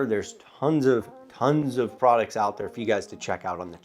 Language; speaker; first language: English; native; English